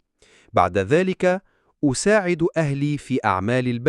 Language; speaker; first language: Arabic; non-native, fluent; Urdu